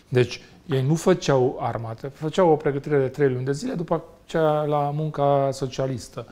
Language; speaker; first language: Romanian; non-native, local second language; Hungarian